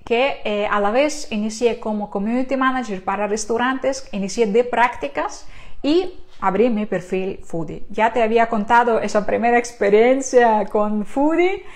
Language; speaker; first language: Spanish; non-native, fluent; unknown